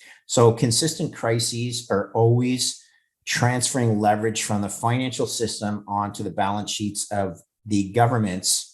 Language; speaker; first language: English; native; English